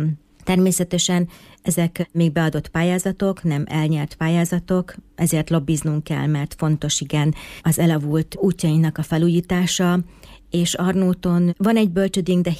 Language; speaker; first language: Hungarian; native; Hungarian